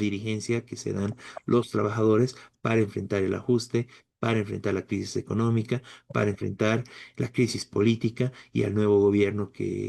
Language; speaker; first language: Spanish; native; Spanish